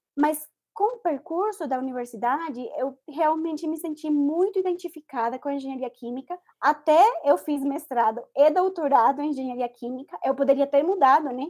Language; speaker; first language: Portuguese; non-native, fluent; Spanish